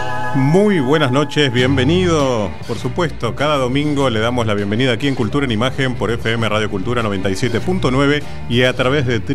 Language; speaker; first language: Spanish; native; Spanish